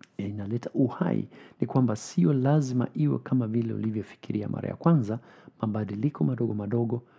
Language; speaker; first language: Swahili; non-native, fluent; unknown